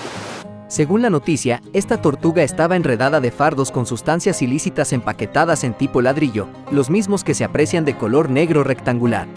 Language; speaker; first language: Spanish; native; Spanish